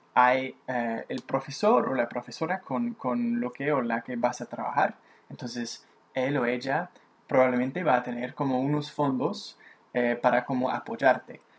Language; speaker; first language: Spanish; native; Spanish